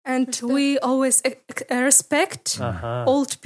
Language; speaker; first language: English; non-native, learner; Ingush